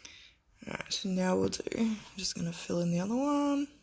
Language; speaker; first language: English; native; English